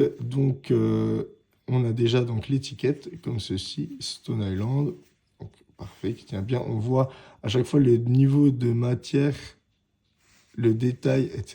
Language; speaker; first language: French; native; French